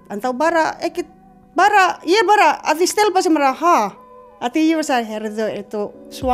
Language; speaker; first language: Icelandic; non-native, learner; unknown